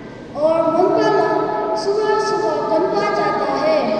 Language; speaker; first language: Hindi; non-native, local second language; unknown